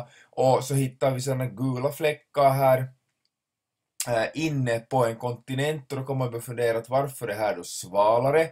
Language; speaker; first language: Swedish; native; Swedish